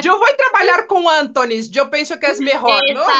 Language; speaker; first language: Spanish; non-native, fluent; Portuguese